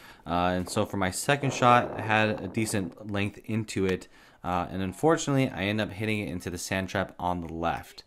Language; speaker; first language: English; native; English